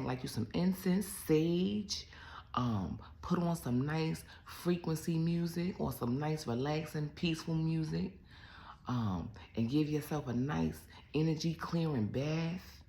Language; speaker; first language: English; native; English